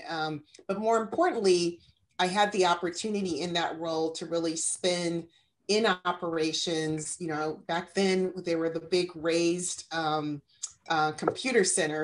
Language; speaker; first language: English; native; English